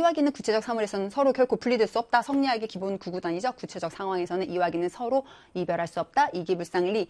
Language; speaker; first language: Korean; native; Korean